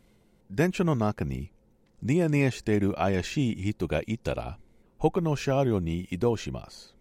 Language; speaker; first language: Japanese; non-native, learner; English